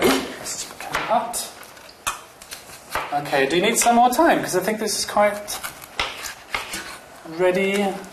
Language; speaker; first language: English; non-native, fluent; German